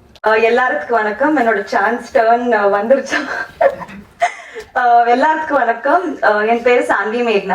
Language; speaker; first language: Tamil; non-native, learner; Telugu